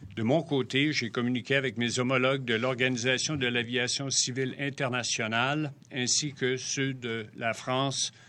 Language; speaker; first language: French; native; French